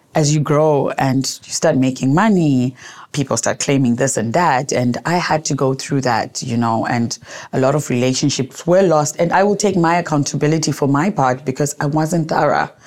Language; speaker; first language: English; non-native, local second language; Shona